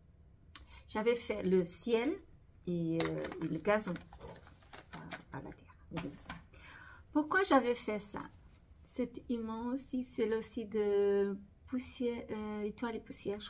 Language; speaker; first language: French; non-native, fluent; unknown